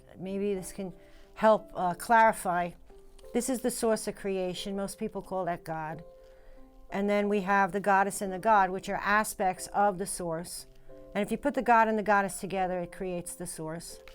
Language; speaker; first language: English; native; English